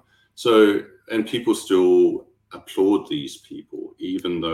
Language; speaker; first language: English; native; English